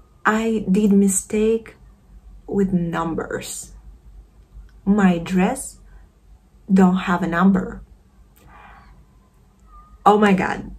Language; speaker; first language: English; non-native, learner; Russian